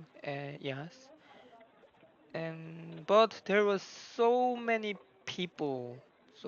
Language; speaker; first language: English; non-native, learner; Korean